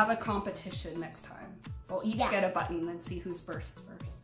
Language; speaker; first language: English; native; English